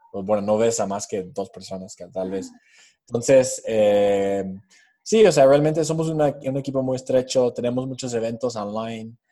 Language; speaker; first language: Spanish; non-native, fluent; English